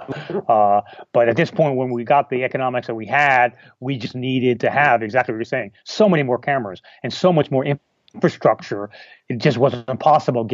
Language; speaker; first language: English; native; English